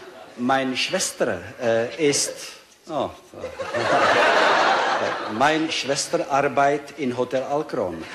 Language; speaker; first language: German; non-native, learner; Czech